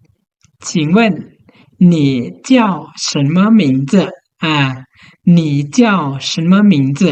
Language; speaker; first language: Chinese; non-native, fluent; Lao